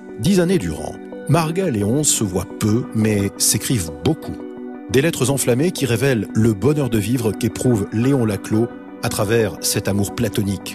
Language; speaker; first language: French; native; French